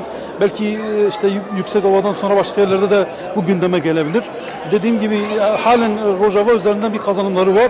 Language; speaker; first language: Turkish; native; Turkish